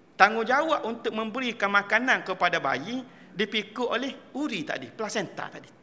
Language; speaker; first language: Malay; native; Malay